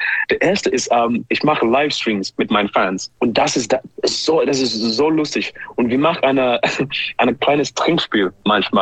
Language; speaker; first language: German; non-native, learner; English